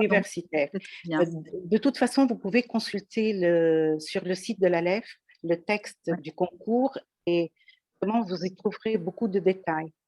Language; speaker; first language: French; non-native, local second language; Arabic